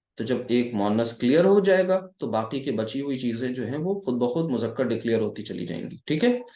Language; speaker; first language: Urdu; native; Urdu